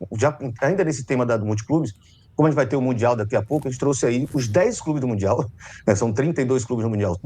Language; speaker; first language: Portuguese; native; Portuguese